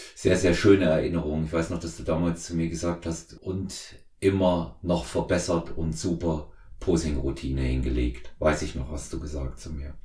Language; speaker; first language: German; native; German